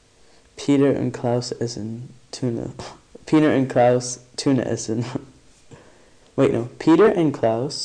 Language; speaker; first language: German; non-native, learner; English